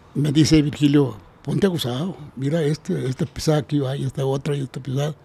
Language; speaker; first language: Spanish; native; Spanish